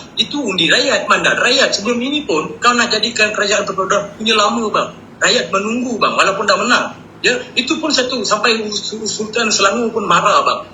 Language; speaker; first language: Malay; non-native, local second language; Tamil